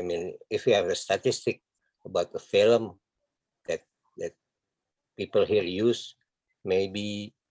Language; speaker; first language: English; non-native, learner; Indonesian